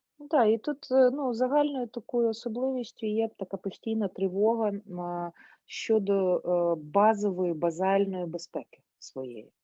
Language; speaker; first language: Ukrainian; non-native, local second language; Russian